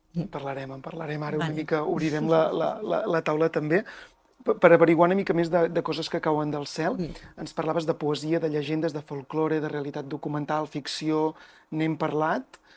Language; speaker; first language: Catalan; native; Catalan